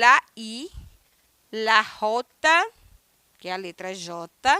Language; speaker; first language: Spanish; non-native, fluent; Portuguese